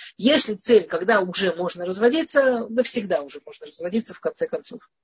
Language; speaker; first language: Russian; early bilingual, heritage; Russian